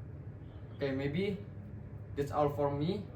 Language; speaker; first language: English; non-native, learner; Indonesian